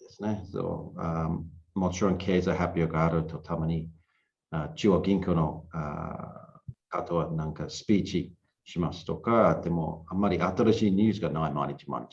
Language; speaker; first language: Japanese; non-native, learner; English